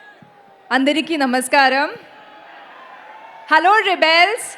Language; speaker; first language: Telugu; non-native, learner; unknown